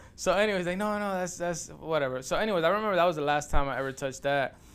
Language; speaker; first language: English; early bilingual, other home language; Spanish